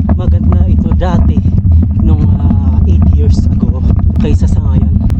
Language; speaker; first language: Filipino; native; Filipino